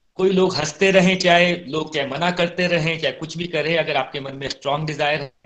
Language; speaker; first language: Hindi; native; Hindi